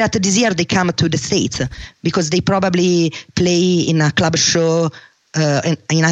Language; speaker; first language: English; non-native, learner; Russian